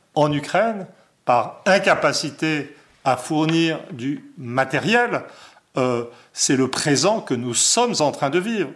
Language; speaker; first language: French; native; French